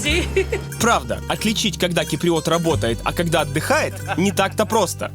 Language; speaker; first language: Russian; native; Russian